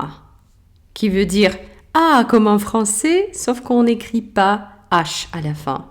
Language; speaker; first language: French; non-native, fluent; Russian